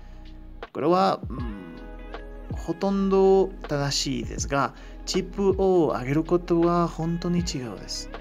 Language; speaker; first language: Japanese; non-native, learner; Spanish